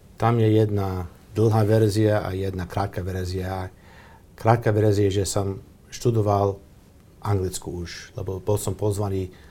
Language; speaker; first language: Slovak; non-native, fluent; English